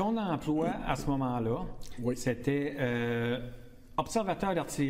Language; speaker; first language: French; native; French